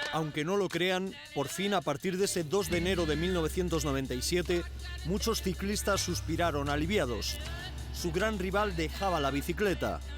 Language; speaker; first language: Spanish; native; Spanish